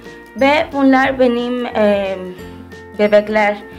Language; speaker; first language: Turkish; early bilingual, heritage; Turkish